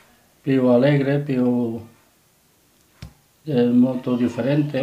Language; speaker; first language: Italian; non-native, learner; Catalan